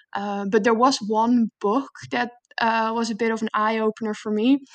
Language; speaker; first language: English; non-native, fluent; Dutch